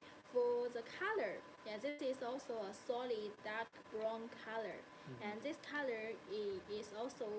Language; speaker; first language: English; non-native, learner; Chinese